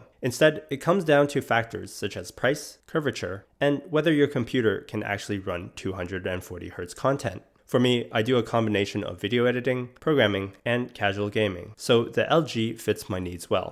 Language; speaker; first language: English; native; English